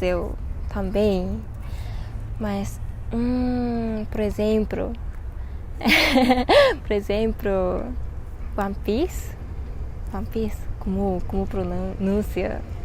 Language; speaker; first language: Portuguese; non-native, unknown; Japanese